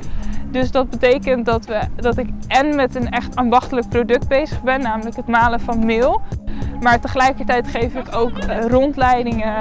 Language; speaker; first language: Dutch; native; Dutch